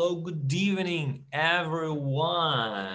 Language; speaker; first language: English; non-native, fluent; Portuguese